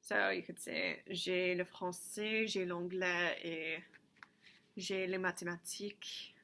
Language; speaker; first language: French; non-native, fluent; English